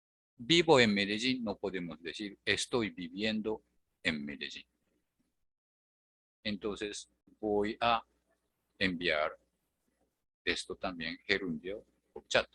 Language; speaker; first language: Spanish; non-native, fluent; Japanese